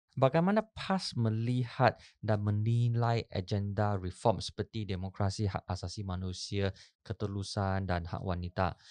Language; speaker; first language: Malay; non-native, local second language; Chinese